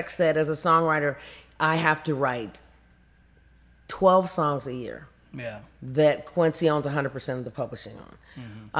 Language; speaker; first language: English; native; English